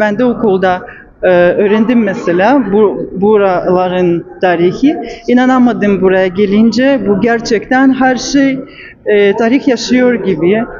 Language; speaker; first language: Turkish; non-native, learner; Russian